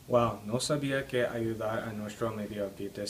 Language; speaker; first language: Spanish; non-native, learner; English